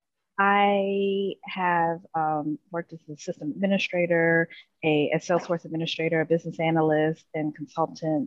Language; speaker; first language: English; native; English